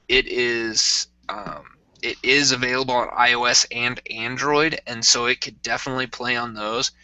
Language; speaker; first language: English; native; English